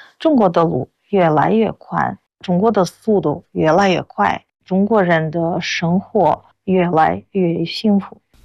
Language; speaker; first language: Chinese; non-native, fluent; Russian